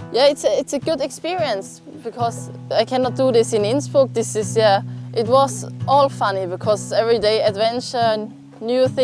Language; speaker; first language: English; non-native, learner; German